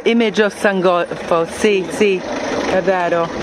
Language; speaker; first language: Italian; non-native, learner; English